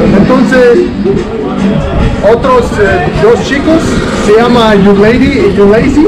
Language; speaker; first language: Spanish; non-native, learner; Russian